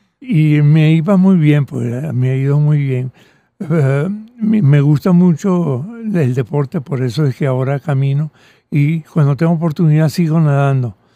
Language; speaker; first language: Spanish; early bilingual, other home language; Catalan